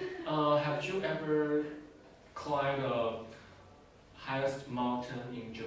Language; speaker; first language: English; non-native, learner; Chinese